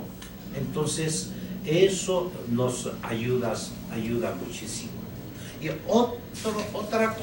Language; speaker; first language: Spanish; non-native, learner; Chinese